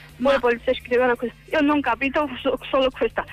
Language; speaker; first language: Italian; non-native, learner; Georgian